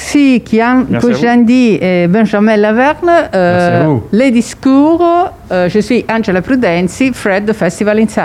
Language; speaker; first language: French; non-native, fluent; Italian